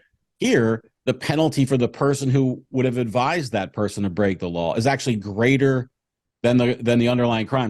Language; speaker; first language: English; native; English